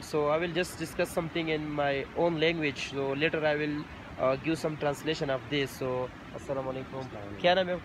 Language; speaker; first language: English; non-native, local second language; Urdu